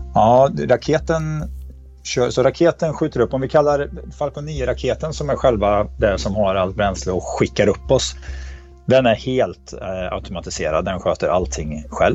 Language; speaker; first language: Swedish; native; Swedish